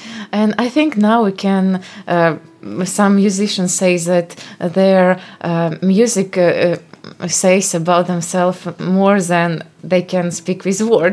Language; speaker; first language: English; non-native, fluent; Latvian